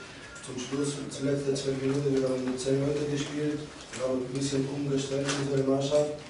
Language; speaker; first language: German; non-native, learner; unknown